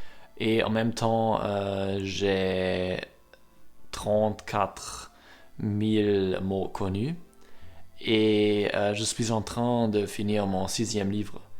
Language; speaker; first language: French; non-native, learner; German